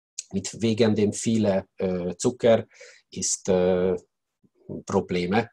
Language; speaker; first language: German; non-native, learner; Hungarian